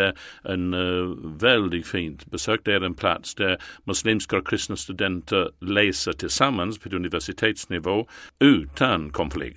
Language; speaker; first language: Swedish; non-native, fluent; English